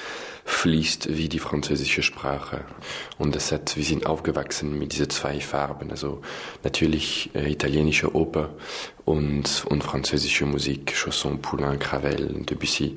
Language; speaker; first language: German; non-native, fluent; French